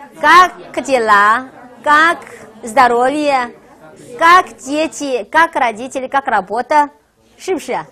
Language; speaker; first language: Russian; non-native, fluent; Chinese